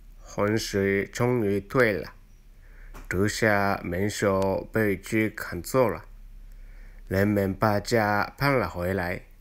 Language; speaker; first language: Chinese; non-native, learner; Japanese